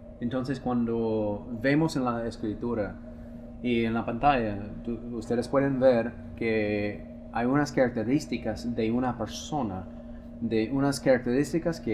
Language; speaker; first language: Spanish; non-native, fluent; English